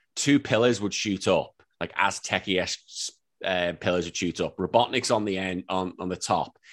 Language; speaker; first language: English; native; English